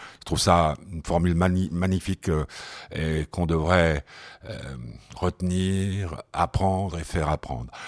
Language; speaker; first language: French; native; French